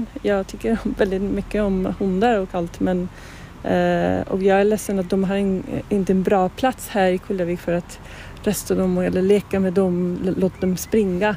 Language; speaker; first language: Swedish; non-native, fluent; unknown